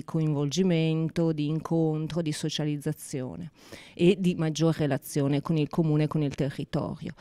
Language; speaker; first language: Italian; native; Italian